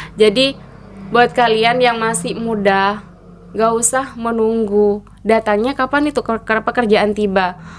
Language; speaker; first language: Indonesian; native; Indonesian